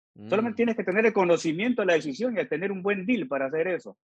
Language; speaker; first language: Spanish; native; Spanish